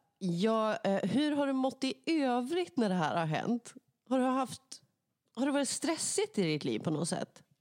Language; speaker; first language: Swedish; native; Swedish